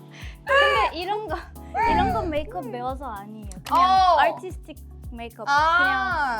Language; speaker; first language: Korean; non-native, learner; French